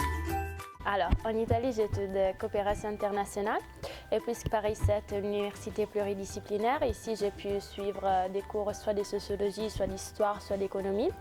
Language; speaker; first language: French; non-native, learner; Italian